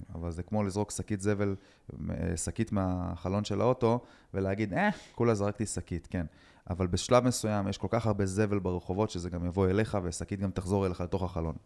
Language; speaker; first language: Hebrew; native; Hebrew